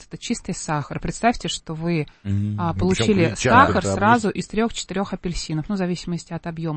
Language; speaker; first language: Russian; native; Russian